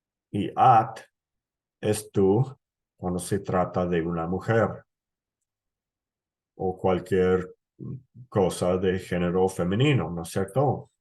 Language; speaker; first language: Spanish; non-native, fluent; English